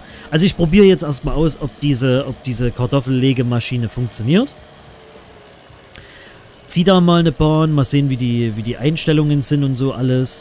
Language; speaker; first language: German; native; German